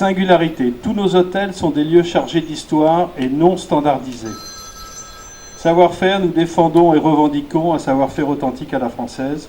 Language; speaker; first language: French; native; French